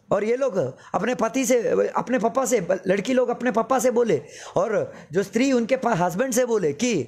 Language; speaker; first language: Hindi; non-native, local second language; Malayalam